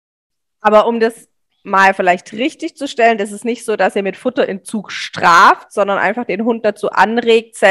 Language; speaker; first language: German; native; German